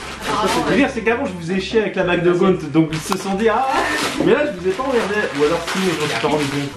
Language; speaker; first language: French; native; French